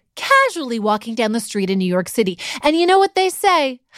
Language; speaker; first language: English; native; English